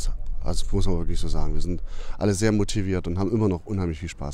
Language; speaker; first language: German; native; German